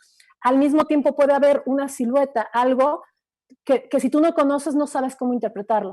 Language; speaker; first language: Spanish; native; Spanish